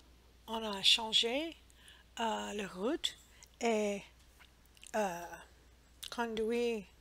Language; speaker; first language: French; non-native, learner; English